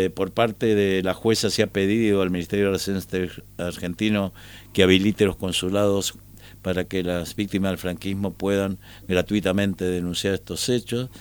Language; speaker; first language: Spanish; native; Spanish